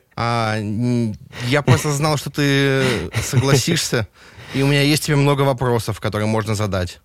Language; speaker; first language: Russian; native; Russian